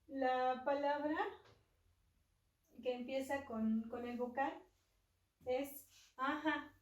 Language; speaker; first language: Spanish; non-native, local second language; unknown